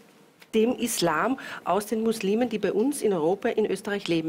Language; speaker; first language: German; native; German